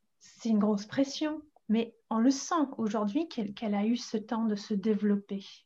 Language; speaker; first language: French; non-native, fluent; English